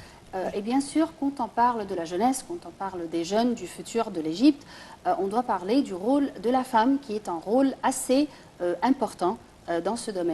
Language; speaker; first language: French; non-native, fluent; Arabic